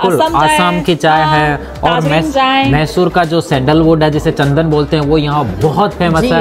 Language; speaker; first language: Hindi; native; Hindi